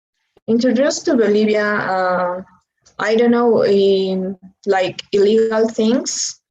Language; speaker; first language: English; non-native, learner; Spanish